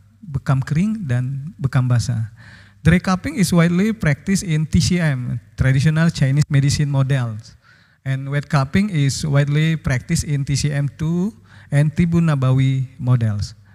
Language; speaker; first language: English; non-native, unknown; Indonesian